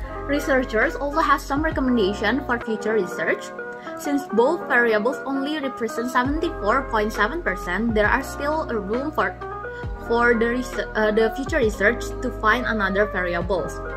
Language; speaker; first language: English; non-native, fluent; Indonesian